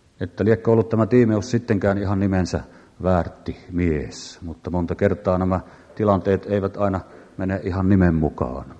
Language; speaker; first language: Finnish; native; Finnish